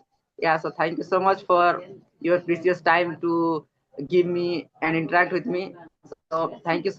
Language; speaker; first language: English; non-native, learner; Odia